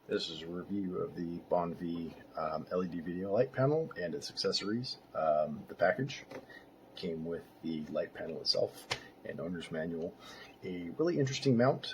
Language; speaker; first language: English; native; English